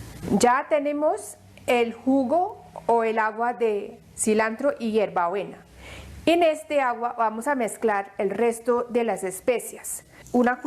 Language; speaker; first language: Spanish; non-native, fluent; Hindi